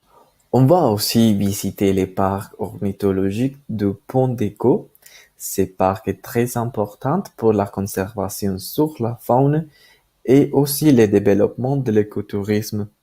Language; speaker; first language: French; non-native, learner; Spanish